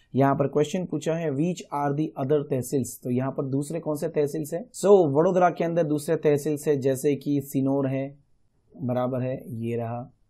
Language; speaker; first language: Hindi; non-native, local second language; Gujarati